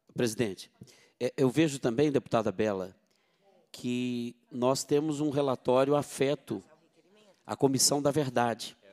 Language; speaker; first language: Portuguese; native; Portuguese